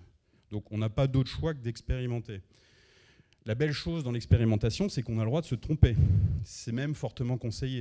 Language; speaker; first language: French; native; French